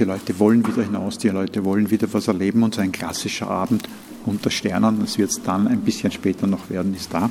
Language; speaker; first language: German; native; German